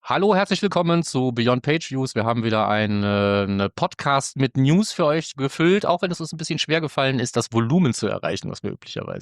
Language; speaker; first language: German; native; German